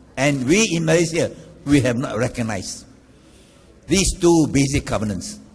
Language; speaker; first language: English; non-native, local second language; Chinese